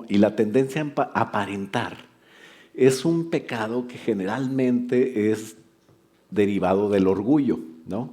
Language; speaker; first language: Spanish; native; Spanish